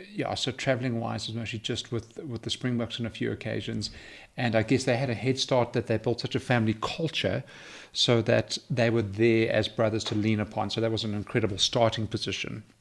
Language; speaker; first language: English; native; English